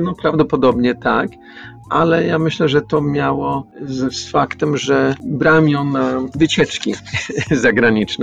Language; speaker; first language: Polish; early bilingual, heritage; Polish